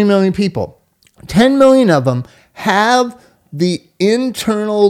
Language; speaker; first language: English; native; English